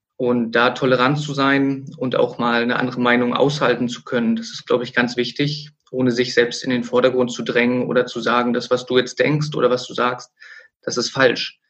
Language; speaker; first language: German; native; German